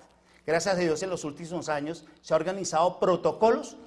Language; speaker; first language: Spanish; native; Spanish